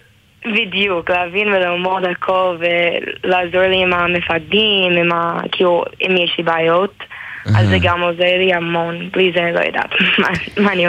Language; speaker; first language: Hebrew; non-native, learner; English